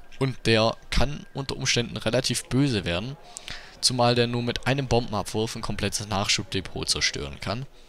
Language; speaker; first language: German; native; German